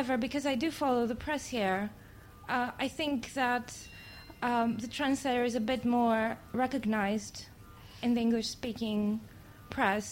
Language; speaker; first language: English; non-native, fluent; Greek